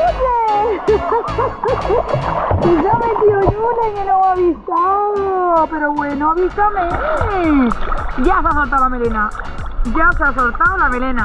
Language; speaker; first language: Spanish; native; Spanish